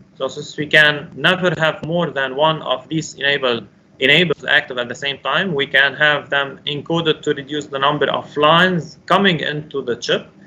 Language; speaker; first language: English; non-native, local second language; Arabic